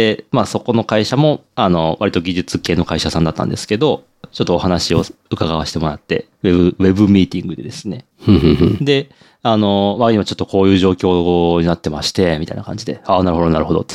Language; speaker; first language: Japanese; native; Japanese